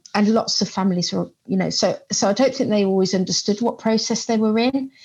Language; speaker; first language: English; native; English